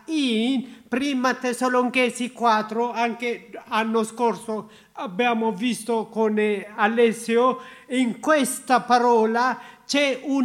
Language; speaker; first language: Italian; non-native, learner; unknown